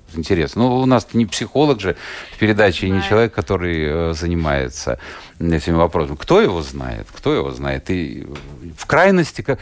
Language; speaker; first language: Russian; native; Russian